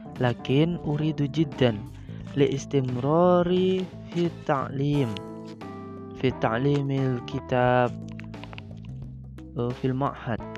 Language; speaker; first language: Arabic; non-native, learner; Indonesian